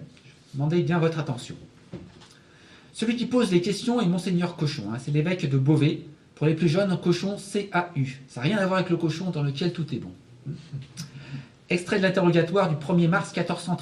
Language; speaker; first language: French; native; French